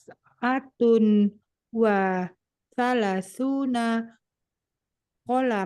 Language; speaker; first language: Arabic; non-native, learner; Indonesian